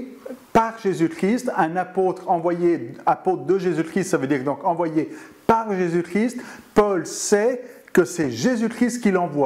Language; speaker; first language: French; native; French